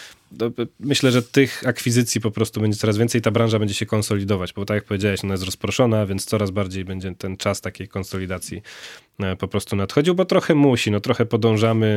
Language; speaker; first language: Polish; native; Polish